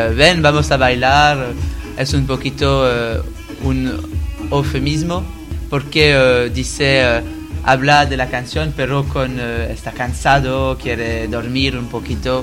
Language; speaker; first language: Spanish; non-native, learner; French